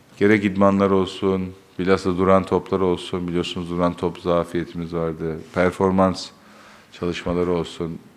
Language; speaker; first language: Turkish; native; Turkish